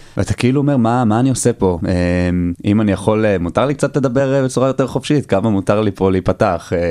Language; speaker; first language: Hebrew; native; Hebrew